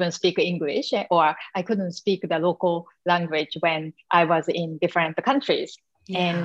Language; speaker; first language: English; non-native, fluent; Japanese